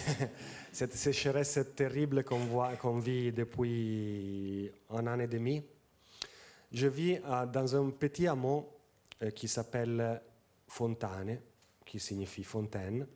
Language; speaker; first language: French; non-native, fluent; Italian